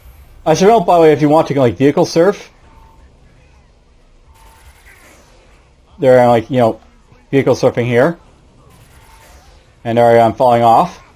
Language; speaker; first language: English; native; English